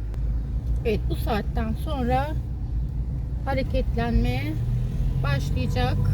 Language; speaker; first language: Turkish; native; Turkish